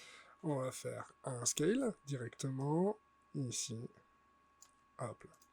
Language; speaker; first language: French; native; French